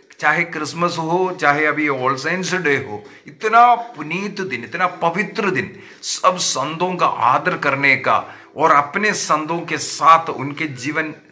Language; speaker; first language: Hindi; non-native, local second language; Malayalam